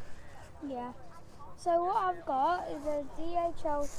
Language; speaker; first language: English; native; English